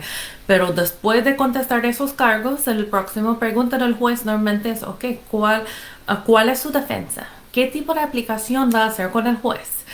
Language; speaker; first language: Spanish; non-native, fluent; English